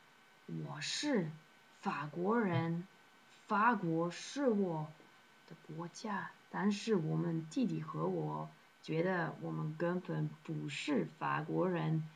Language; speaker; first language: Chinese; non-native, learner; Dutch